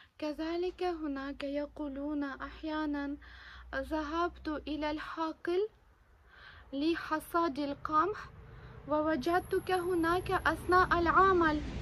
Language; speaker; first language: Arabic; non-native, fluent; Ukrainian